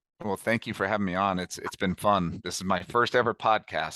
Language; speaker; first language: English; native; English